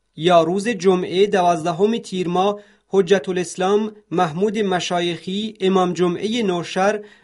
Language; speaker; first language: Persian; non-native, local second language; Central Kurdish